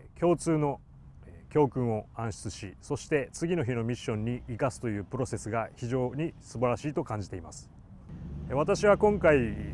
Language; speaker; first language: Japanese; native; Japanese